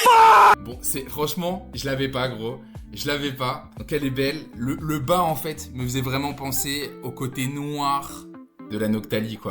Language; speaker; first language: French; native; French